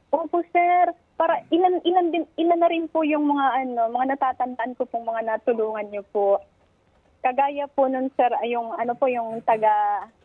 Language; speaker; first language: Filipino; non-native, local second language; Bikol